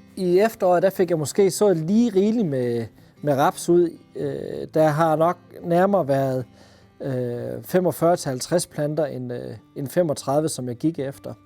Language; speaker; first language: Danish; native; Danish